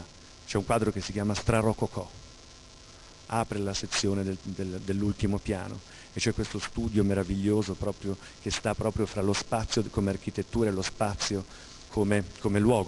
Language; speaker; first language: Italian; native; Italian